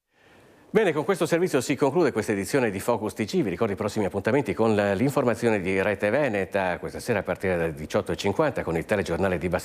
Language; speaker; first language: Italian; native; Italian